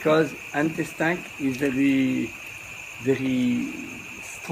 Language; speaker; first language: English; non-native, learner; French